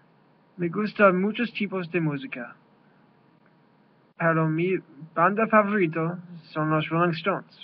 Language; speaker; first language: Spanish; non-native, learner; English